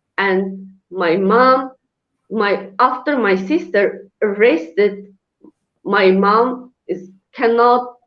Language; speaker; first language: English; non-native, learner; Uyghur